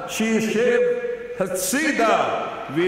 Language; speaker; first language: Hebrew; non-native, local second language; Arabic